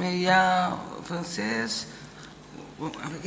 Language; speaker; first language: French; non-native, learner; Catalan